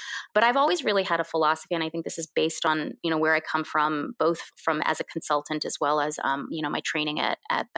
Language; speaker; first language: English; early bilingual, other home language; Korean